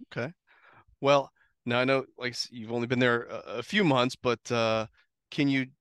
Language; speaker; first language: English; native; English